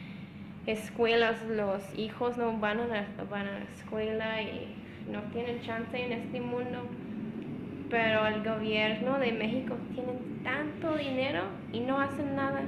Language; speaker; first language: Spanish; non-native, fluent; English